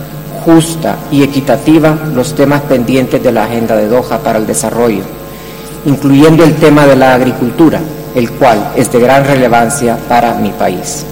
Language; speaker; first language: Spanish; native; Spanish